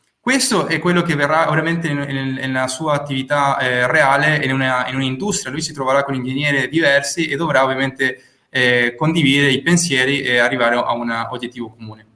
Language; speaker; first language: Italian; non-native, fluent; Spanish